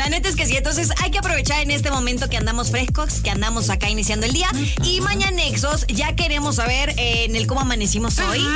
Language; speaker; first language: Spanish; native; Spanish